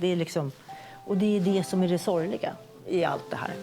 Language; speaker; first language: Swedish; native; Swedish